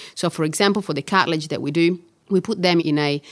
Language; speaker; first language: English; non-native, fluent; Italian